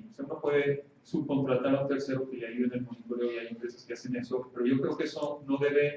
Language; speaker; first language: Spanish; native; Spanish